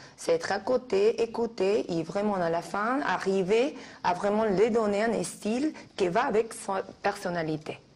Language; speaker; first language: French; non-native, fluent; Spanish